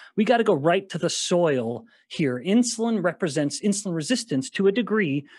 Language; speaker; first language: English; native; English